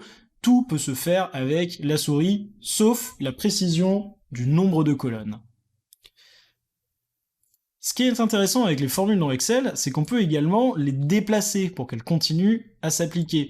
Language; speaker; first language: French; native; French